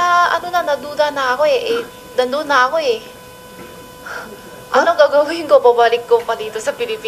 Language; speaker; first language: Filipino; non-native, learner; Chinese